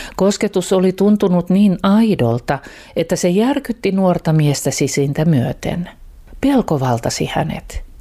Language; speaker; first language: Finnish; native; Finnish